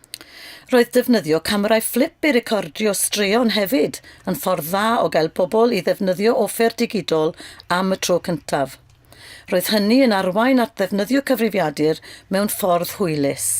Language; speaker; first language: Welsh; native; Welsh